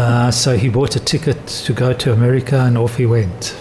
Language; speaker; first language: English; native; English